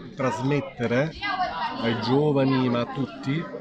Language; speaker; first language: Italian; native; Italian